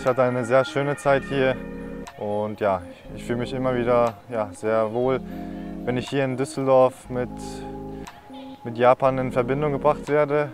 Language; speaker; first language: German; non-native, fluent; Japanese